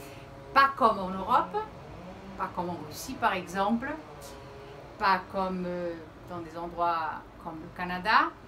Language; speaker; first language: French; early bilingual, heritage; Portuguese